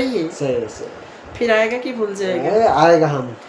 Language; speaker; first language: Hindi; non-native, learner; Bangla